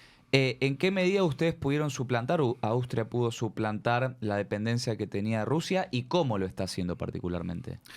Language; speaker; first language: Spanish; native; Spanish